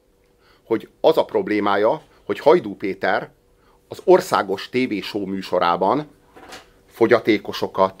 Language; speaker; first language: Hungarian; native; Hungarian